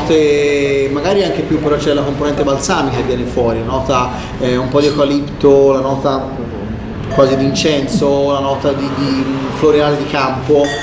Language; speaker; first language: Italian; native; Italian